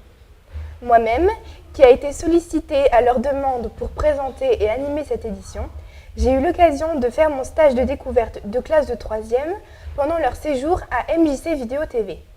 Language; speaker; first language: French; native; French